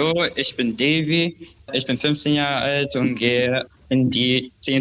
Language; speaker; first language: German; non-native, learner; Albanian